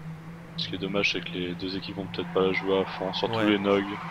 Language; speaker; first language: French; native; French